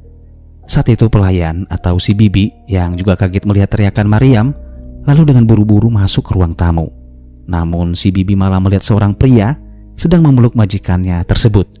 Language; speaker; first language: Indonesian; native; Indonesian